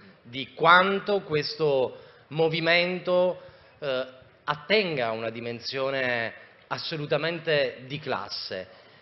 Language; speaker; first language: Italian; native; Italian